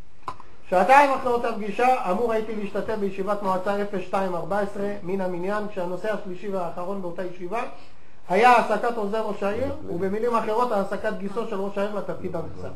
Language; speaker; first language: Hebrew; native; Hebrew